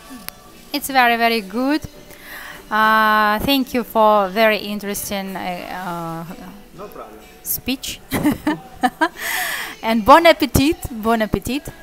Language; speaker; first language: English; non-native, learner; Russian